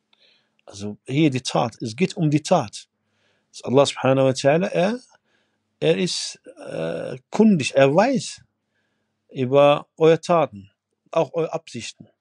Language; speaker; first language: German; non-native, fluent; Arabic